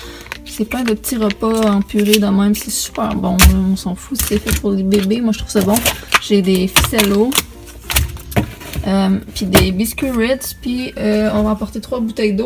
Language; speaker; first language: French; native; French